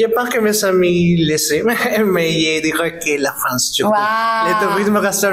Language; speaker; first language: French; non-native, fluent; Spanish